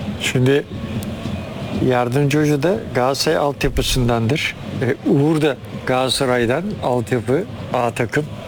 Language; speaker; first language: Turkish; native; Turkish